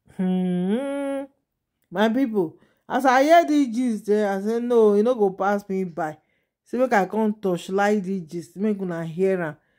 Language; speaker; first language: Nigerian Pidgin; non-native, local second language; Yoruba